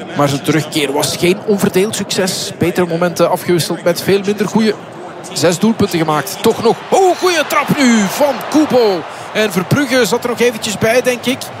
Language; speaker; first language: Dutch; native; Dutch